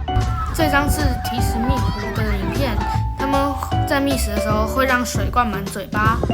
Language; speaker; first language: Chinese; native; Chinese